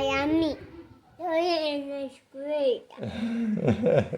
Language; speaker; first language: Spanish; early bilingual, heritage; Spanish